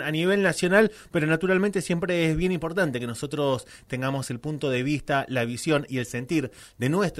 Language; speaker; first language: Spanish; native; Spanish